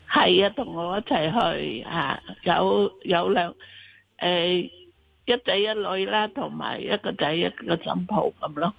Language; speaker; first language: Cantonese; native; Cantonese